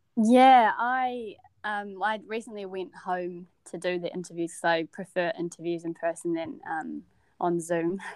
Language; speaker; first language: English; native; English